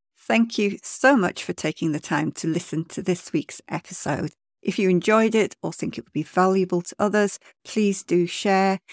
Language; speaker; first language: English; native; English